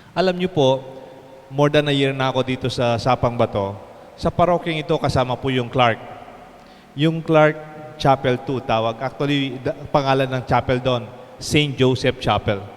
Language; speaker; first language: Filipino; non-native, local second language; Pampanga